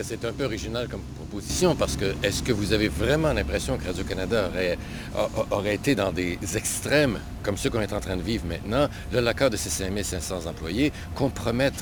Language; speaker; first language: French; native; French